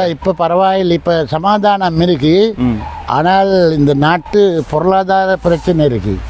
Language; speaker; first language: Tamil; non-native, local second language; Sinhala